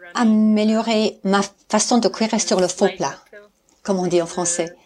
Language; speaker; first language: French; non-native, fluent; English